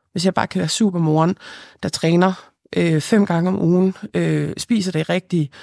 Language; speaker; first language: Danish; early bilingual, other home language; Lithuanian